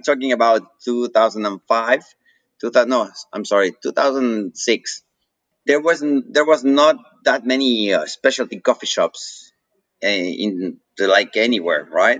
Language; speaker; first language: English; non-native, fluent; Spanish